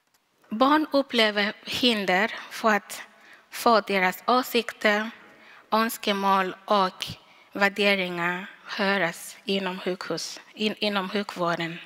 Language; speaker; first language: Swedish; non-native, fluent; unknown